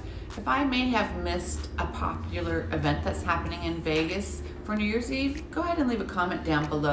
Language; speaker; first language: English; native; English